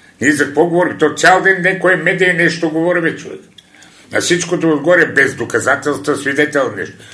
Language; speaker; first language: Bulgarian; non-native, local second language; Turkish